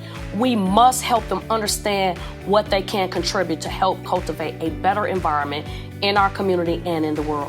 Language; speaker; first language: English; native; English